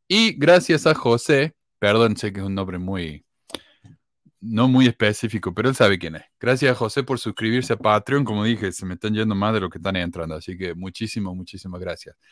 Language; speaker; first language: Spanish; native; Spanish